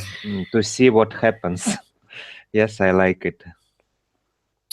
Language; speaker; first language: English; non-native, learner; Russian